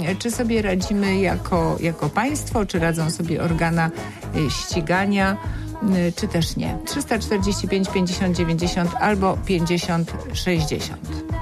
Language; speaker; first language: Polish; native; Polish